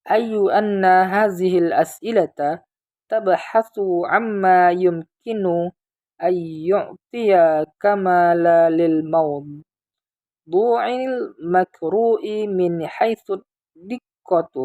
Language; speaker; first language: Arabic; non-native, learner; Indonesian